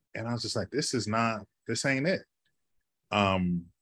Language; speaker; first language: English; native; English